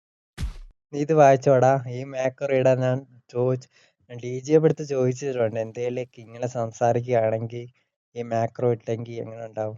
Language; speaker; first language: Malayalam; early bilingual, heritage; Malayalam